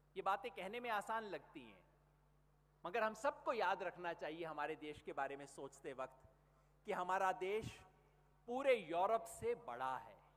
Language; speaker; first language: Hindi; native; Hindi